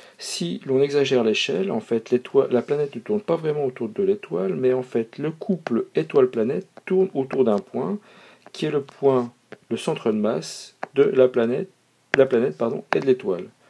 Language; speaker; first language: French; native; French